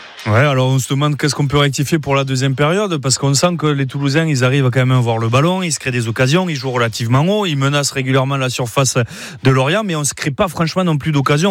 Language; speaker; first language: French; native; French